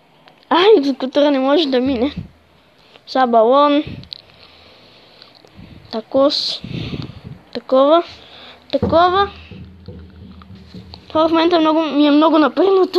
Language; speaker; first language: Bulgarian; native; Bulgarian